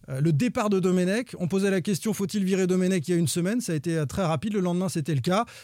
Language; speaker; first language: French; native; French